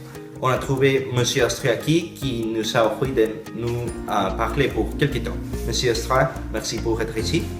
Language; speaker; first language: French; non-native, learner; English